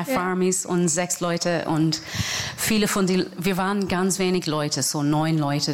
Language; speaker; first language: German; non-native, learner; English